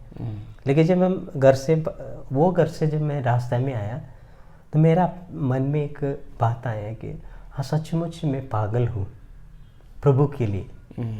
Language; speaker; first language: Hindi; non-native, local second language; Malayalam